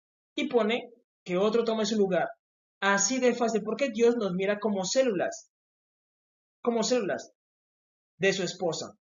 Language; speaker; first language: Spanish; native; Spanish